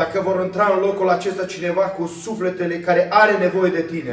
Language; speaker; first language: Romanian; native; Romanian